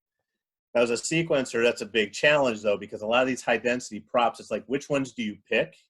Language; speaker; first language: English; native; English